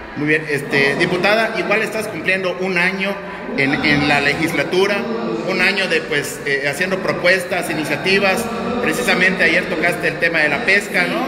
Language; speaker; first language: Spanish; native; Spanish